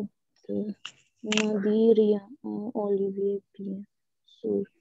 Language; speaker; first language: French; non-native, learner; Hindi